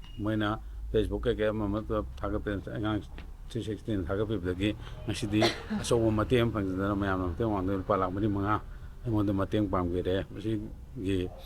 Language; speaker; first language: Manipuri; native; Manipuri